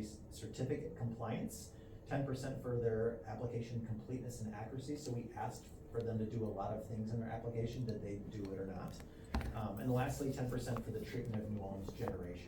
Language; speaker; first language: English; native; English